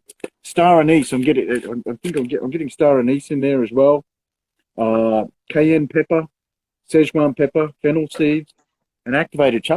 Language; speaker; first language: English; native; English